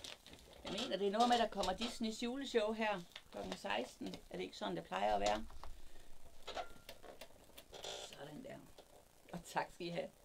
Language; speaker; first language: Danish; native; Danish